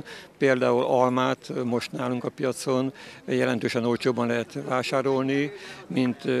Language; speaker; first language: Hungarian; native; Hungarian